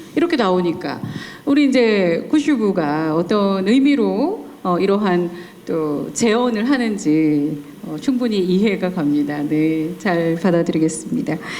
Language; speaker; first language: Korean; native; Korean